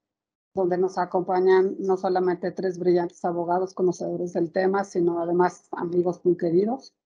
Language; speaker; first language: Spanish; native; Spanish